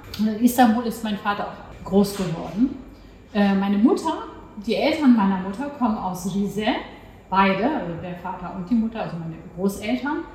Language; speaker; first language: German; early bilingual, other home language; Turkish